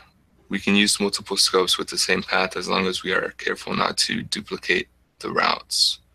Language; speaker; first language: English; native; English